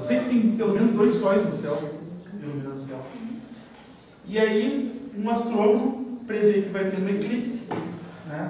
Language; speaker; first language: Portuguese; native; Portuguese